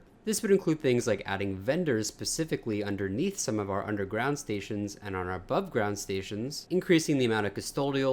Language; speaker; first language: English; native; English